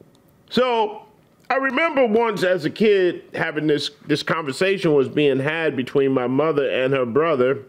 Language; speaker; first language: English; native; English